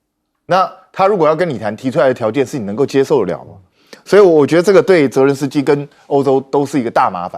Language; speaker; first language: Chinese; native; Chinese